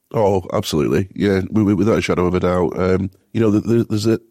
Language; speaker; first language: English; native; English